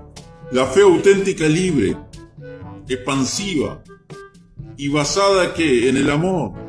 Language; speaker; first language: Spanish; native; Spanish